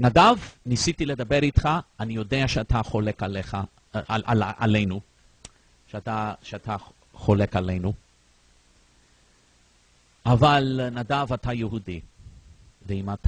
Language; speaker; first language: Hebrew; non-native, fluent; English